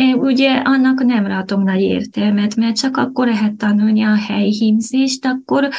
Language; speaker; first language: Hungarian; non-native, fluent; Japanese